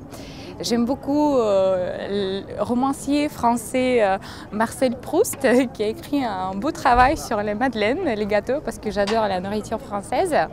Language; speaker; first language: French; non-native, fluent; Russian